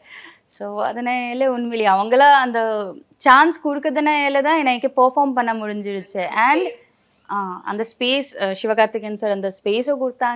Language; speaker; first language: Tamil; non-native, local second language; Bangla